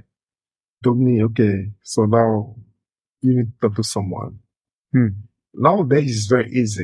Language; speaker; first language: English; non-native, fluent; Portuguese